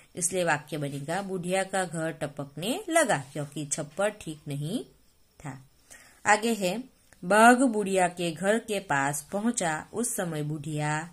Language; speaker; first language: Hindi; non-native, local second language; Gujarati